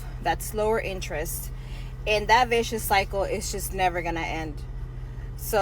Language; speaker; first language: English; native; English